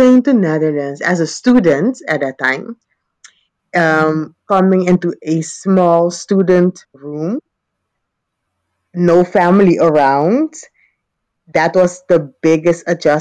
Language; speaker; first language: English; non-native, fluent; Papiamento